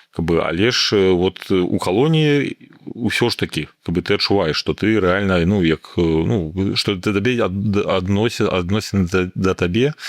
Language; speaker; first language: Belarusian; non-native, local second language; Russian